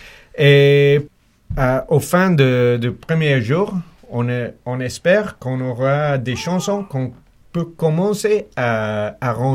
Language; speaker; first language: French; non-native, fluent; English